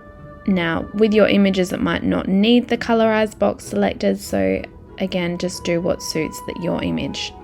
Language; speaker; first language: English; native; English